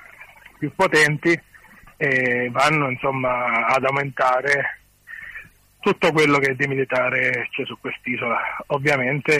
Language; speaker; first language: Italian; native; Italian